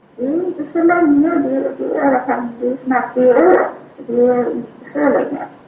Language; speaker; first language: Swedish; non-native, fluent; Thai